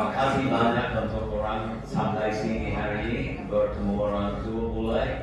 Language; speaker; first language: Indonesian; non-native, learner; English